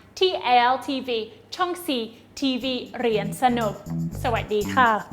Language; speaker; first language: Thai; native; Thai